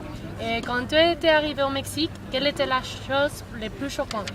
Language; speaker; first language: French; non-native, learner; Spanish